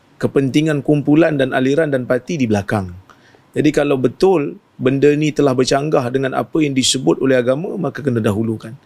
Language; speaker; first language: Malay; native; Malay